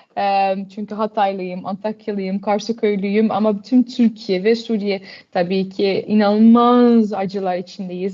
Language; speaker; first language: Turkish; early bilingual, heritage; Turkish